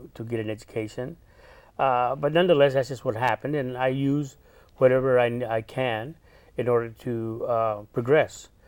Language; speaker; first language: English; native; English